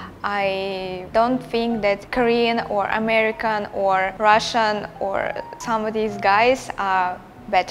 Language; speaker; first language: English; non-native, fluent; Russian